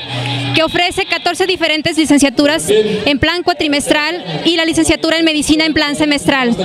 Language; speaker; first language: Spanish; native; Spanish